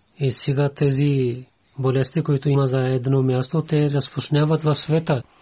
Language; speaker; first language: Bulgarian; non-native, learner; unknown